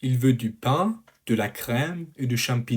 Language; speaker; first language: French; non-native, learner; English